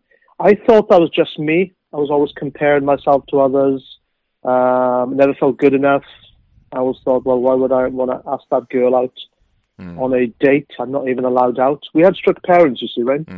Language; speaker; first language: English; native; English